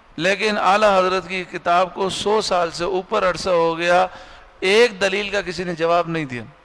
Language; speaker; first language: Urdu; native; Urdu